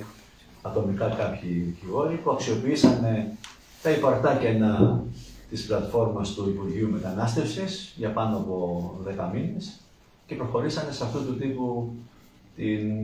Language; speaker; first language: Greek; native; Greek